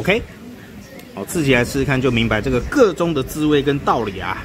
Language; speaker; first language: Chinese; native; Chinese